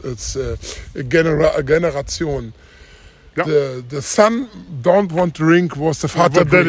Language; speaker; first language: English; non-native, learner; German